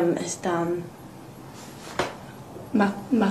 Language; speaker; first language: Spanish; non-native, learner; English